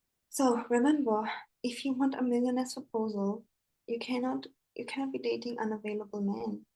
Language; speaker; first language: English; non-native, fluent; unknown